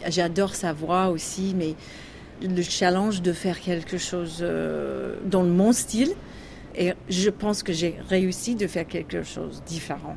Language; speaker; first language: French; non-native, learner; English